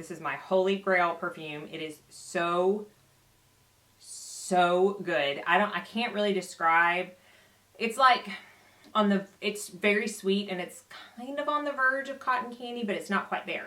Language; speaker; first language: English; native; English